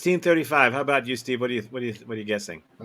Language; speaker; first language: English; native; English